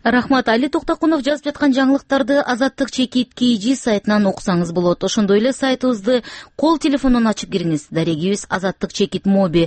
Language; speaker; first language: Kyrgyz; native; Kyrgyz